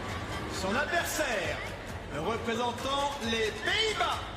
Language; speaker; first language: French; native; French